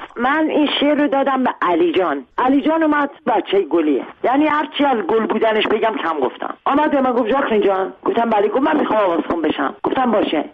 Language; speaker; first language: Persian; non-native, local second language; Armenian